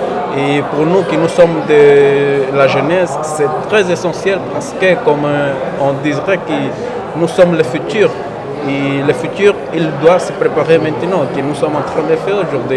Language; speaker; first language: French; non-native, fluent; Portuguese